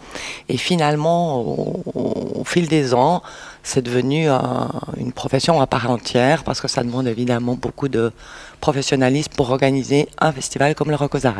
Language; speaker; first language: French; native; French